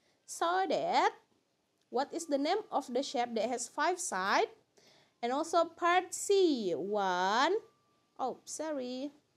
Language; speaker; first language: English; non-native, learner; Indonesian